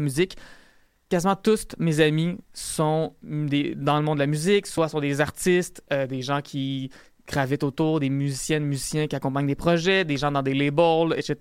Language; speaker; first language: French; native; French